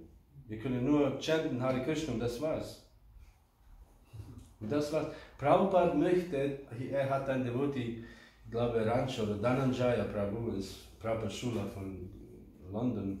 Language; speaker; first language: German; non-native, fluent; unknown